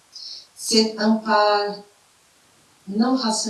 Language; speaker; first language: French; non-native, fluent; Portuguese